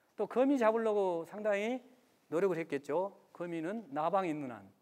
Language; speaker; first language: Korean; native; Korean